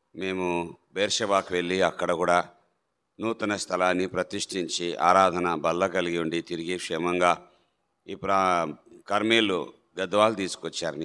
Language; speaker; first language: Telugu; non-native, local second language; Malayalam